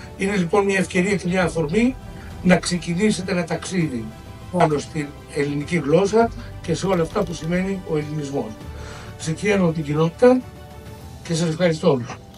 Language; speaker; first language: Greek; native; Greek